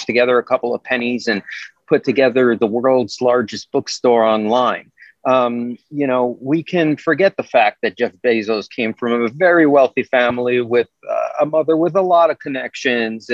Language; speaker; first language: English; native; English